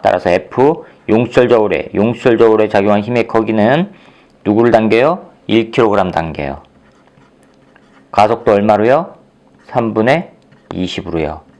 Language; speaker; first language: Korean; native; Korean